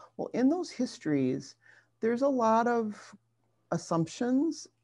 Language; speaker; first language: English; native; English